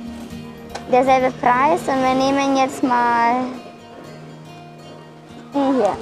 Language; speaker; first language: German; early bilingual, other home language; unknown